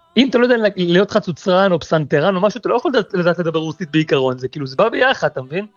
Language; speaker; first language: Hebrew; early bilingual, other home language; English